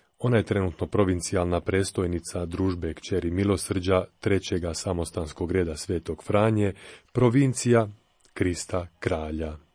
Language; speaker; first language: Croatian; native; Croatian